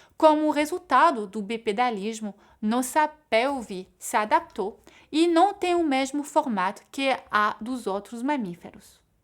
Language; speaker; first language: Portuguese; non-native, fluent; French